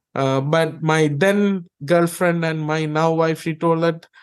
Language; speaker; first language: English; non-native, local second language; Malayalam